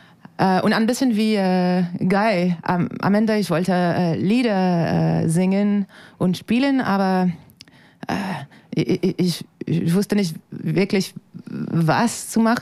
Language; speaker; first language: German; non-native, fluent; French